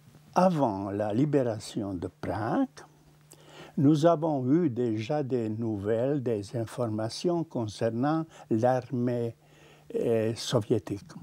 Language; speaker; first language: French; non-native, fluent; Czech